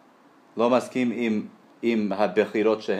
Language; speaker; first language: Hebrew; non-native, learner; English